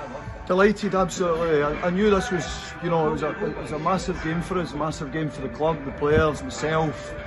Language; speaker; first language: English; native; English